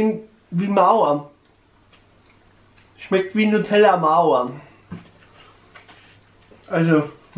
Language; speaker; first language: German; native; German